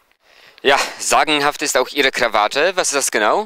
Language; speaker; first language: German; non-native, fluent; Polish